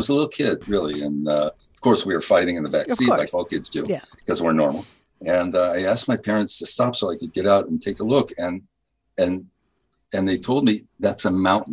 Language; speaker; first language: English; native; English